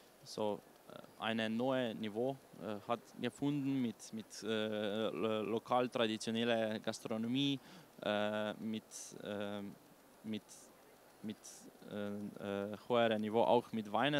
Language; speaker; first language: German; non-native, learner; Slovenian